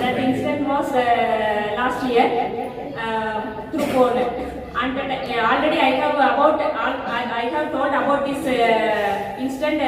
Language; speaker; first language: English; non-native, learner; Tamil